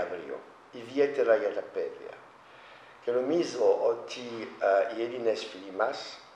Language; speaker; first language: Greek; non-native, fluent; French